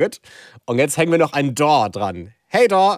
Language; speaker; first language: German; native; German